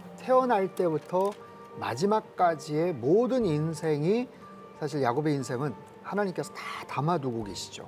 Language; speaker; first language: Korean; native; Korean